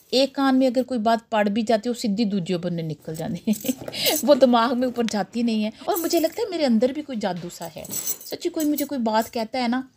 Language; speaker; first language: Urdu; non-native, local second language; Punjabi